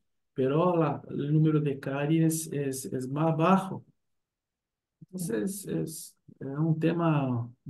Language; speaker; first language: Spanish; non-native, fluent; Portuguese